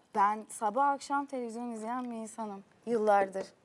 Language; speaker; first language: Turkish; native; Turkish